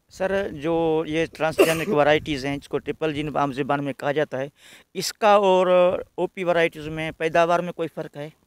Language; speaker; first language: Urdu; non-native, local second language; Sindhi